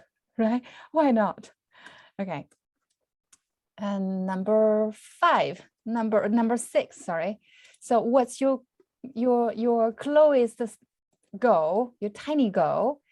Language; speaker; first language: English; non-native, fluent; Chinese